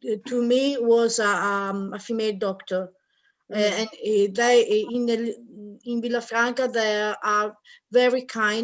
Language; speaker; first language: English; non-native, learner; Italian